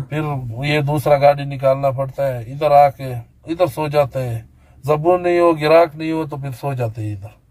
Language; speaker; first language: Urdu; non-native, local second language; Pashto